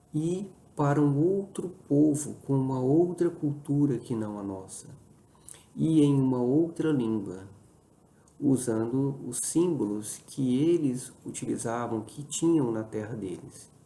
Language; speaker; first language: Portuguese; native; Portuguese